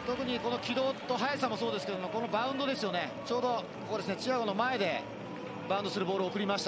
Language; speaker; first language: Japanese; native; Japanese